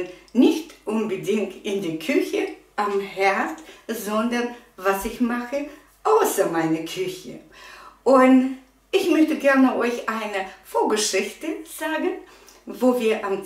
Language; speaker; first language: German; non-native, fluent; Russian